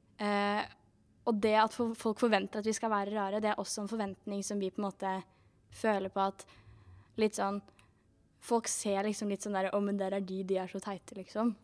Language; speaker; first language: Norwegian; native; Norwegian